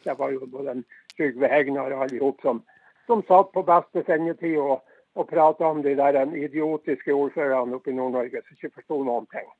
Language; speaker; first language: Norwegian; native; Norwegian